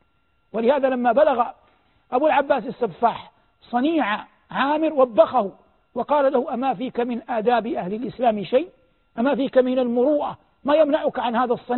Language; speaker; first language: Arabic; native; Arabic